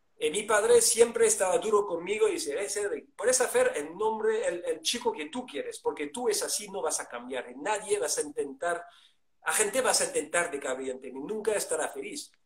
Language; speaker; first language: Spanish; non-native, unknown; French